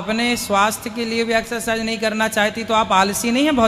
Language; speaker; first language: Hindi; native; Hindi